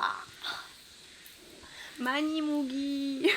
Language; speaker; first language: Korean; non-native, learner; French